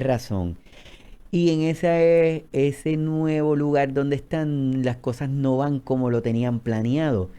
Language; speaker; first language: Spanish; native; Spanish